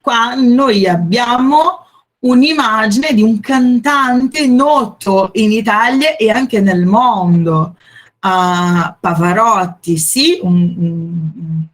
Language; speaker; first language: Italian; non-native, fluent; Portuguese